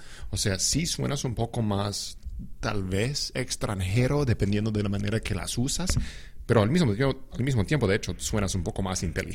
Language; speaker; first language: Spanish; non-native, fluent; English